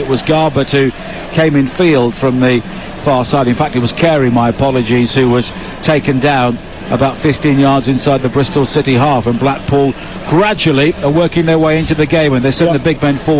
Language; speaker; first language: English; native; English